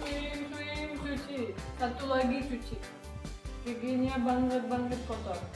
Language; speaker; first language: Indonesian; non-native, learner; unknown